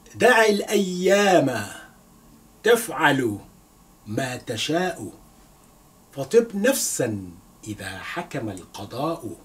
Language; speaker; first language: Arabic; non-native, fluent; Yoruba